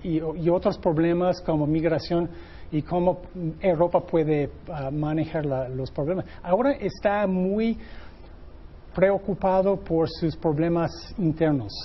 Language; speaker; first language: Spanish; non-native, fluent; English